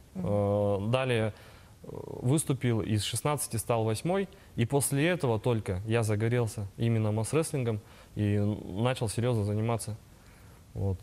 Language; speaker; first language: Russian; native; Russian